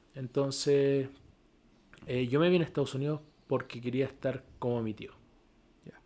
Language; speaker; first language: Spanish; native; Spanish